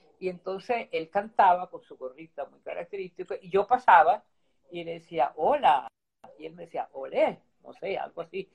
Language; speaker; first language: Spanish; early bilingual, other home language; Italian